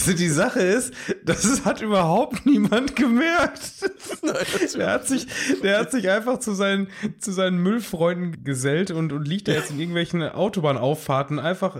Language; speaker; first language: German; native; German